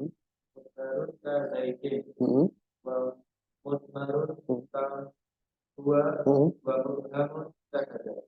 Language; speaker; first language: Arabic; non-native, learner; Indonesian